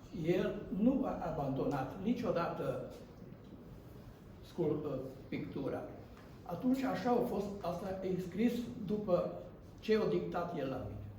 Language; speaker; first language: Romanian; non-native, local second language; Hungarian